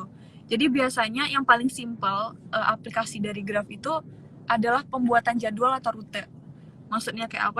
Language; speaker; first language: Indonesian; native; Indonesian